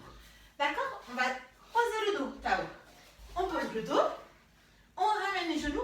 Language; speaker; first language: French; native; French